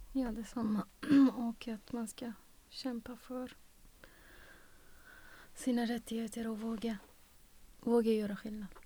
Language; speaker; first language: Swedish; non-native, fluent; Persian